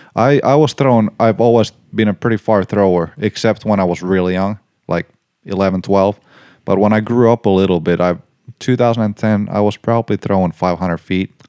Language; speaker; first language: English; non-native, fluent; Finnish